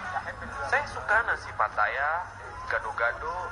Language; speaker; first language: Indonesian; early bilingual, heritage; Arabic